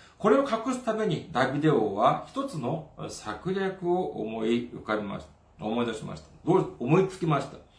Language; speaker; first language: Japanese; non-native, fluent; Korean